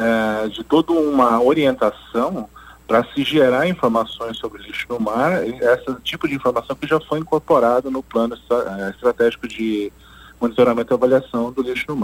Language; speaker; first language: Portuguese; native; Portuguese